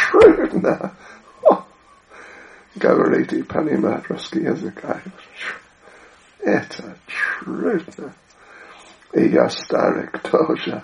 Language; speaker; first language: Russian; non-native, learner; English